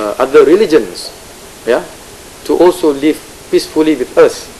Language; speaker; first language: English; non-native, local second language; Malay